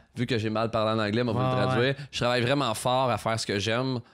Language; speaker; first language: French; native; French